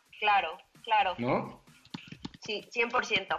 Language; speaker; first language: Spanish; native; Spanish